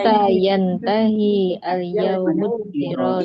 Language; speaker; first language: Arabic; non-native, learner; Indonesian